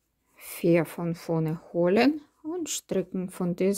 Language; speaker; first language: German; non-native, learner; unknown